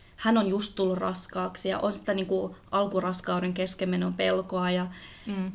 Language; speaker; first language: Finnish; early bilingual, other home language; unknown